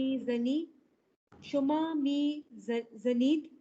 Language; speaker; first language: Persian; non-native, learner; Urdu